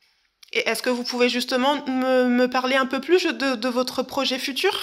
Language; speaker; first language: French; native; French